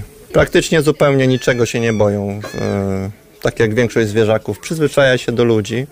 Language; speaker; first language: Polish; native; Polish